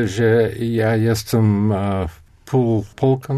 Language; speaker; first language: Polish; non-native, learner; English